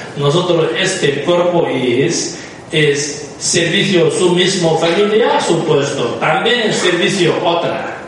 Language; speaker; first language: Spanish; non-native, learner; Tibetan